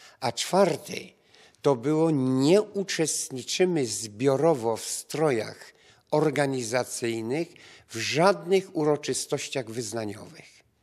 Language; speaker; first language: Polish; native; Polish